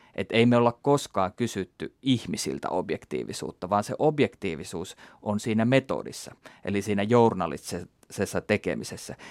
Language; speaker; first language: Finnish; native; Finnish